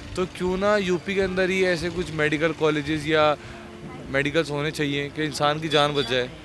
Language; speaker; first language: Hindi; native; Hindi